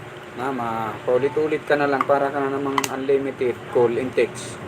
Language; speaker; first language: Filipino; native; Filipino